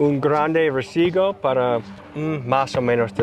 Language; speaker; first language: Spanish; non-native, learner; English